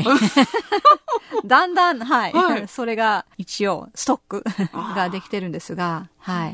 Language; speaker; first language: Japanese; non-native, fluent; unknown